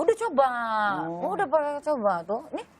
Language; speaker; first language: Indonesian; native; Indonesian